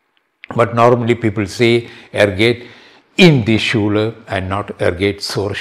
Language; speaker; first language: German; non-native, fluent; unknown